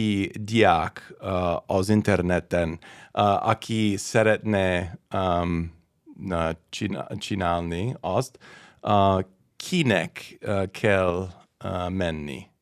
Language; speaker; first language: Hungarian; non-native, learner; English